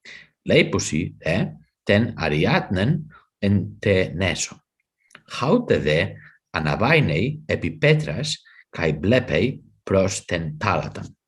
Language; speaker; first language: Greek; non-native, fluent; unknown